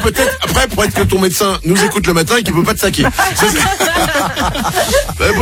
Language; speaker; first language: French; native; French